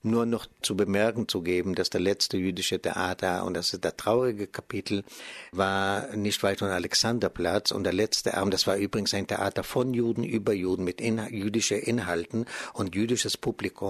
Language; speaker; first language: German; non-native, fluent; Hebrew